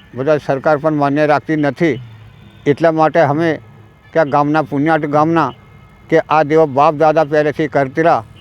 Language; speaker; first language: Gujarati; non-native, local second language; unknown